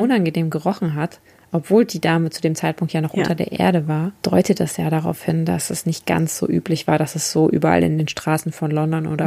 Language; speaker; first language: German; native; German